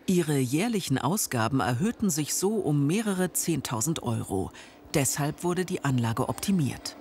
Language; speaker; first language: German; native; German